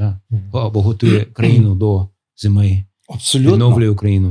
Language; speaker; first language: Ukrainian; non-native, fluent; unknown